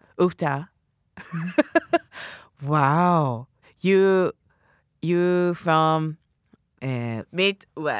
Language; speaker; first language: English; non-native, learner; Japanese